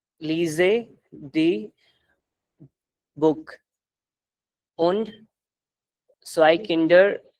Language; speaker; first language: German; non-native, learner; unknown